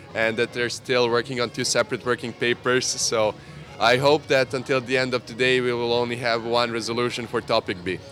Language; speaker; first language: English; non-native, fluent; Serbian